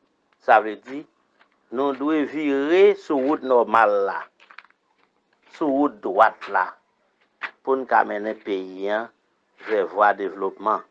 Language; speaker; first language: French; non-native, local second language; Haitian Creole